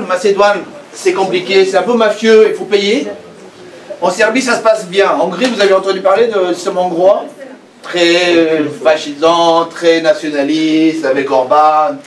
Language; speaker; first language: French; non-native, fluent; Persian